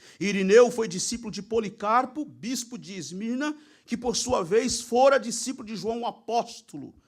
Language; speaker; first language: Portuguese; native; Portuguese